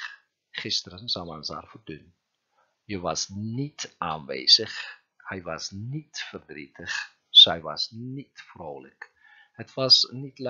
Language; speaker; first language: Dutch; non-native, fluent; Turkish